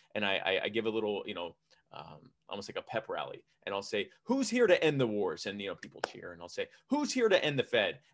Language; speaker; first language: English; native; English